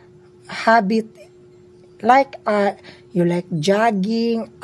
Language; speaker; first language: English; non-native, learner; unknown